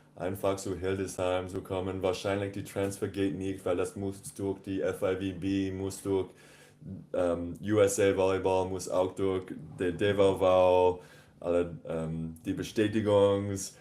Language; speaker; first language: German; non-native, learner; English